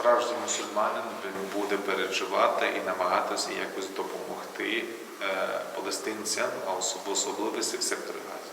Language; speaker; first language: Ukrainian; non-native, local second language; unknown